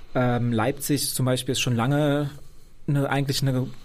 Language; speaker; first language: German; native; German